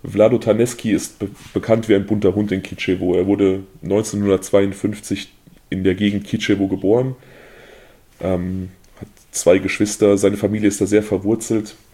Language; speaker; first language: German; native; German